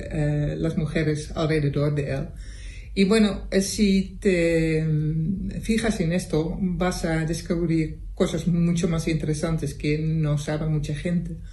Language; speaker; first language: Spanish; non-native, fluent; Dutch